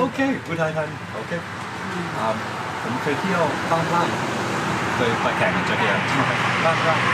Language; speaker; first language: Thai; non-native, fluent; English